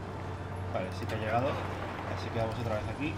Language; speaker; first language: Spanish; native; Spanish